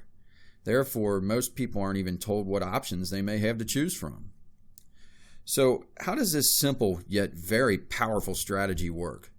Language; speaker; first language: English; native; English